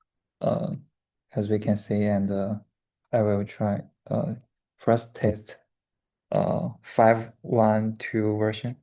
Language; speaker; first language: English; non-native, learner; Chinese